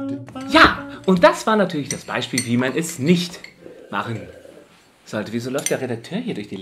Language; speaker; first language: German; native; German